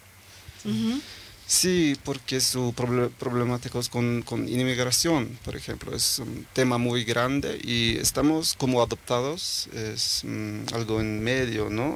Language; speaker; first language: Spanish; early bilingual, heritage; Norwegian